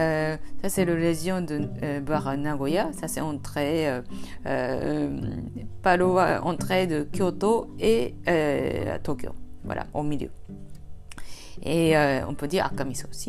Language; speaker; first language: French; non-native, fluent; Japanese